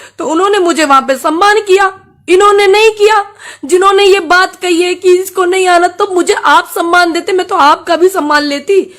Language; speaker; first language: Hindi; native; Hindi